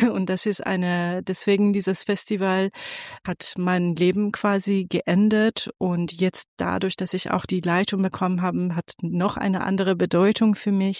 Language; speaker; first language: German; non-native, fluent; Persian